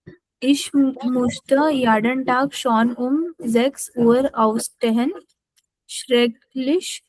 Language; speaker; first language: German; non-native, learner; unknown